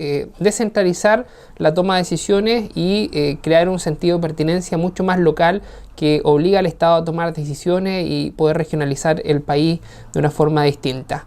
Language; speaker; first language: Spanish; native; Spanish